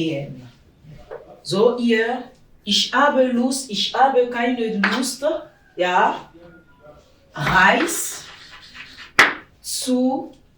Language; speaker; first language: German; non-native, learner; French